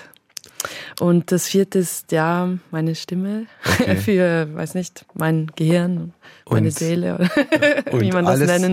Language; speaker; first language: German; native; German